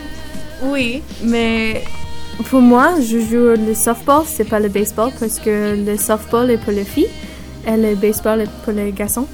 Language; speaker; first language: French; non-native, learner; English